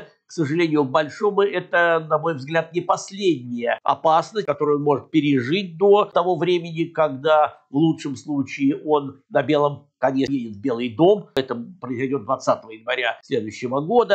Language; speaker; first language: Russian; native; Russian